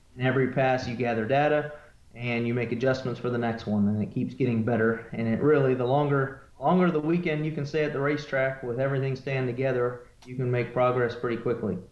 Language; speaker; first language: English; native; English